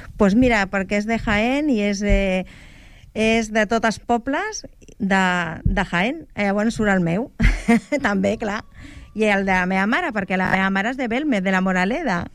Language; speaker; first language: Catalan; non-native, local second language; Spanish